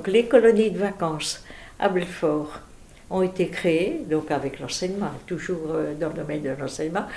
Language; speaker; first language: French; native; French